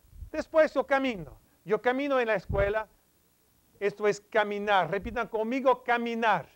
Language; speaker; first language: Spanish; non-native, fluent; English